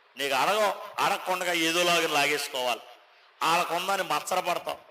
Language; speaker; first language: Telugu; native; Telugu